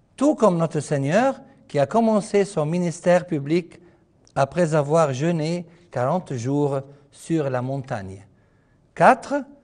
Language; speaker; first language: French; non-native, fluent; Arabic